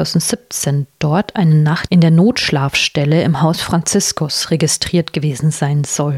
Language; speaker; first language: German; native; German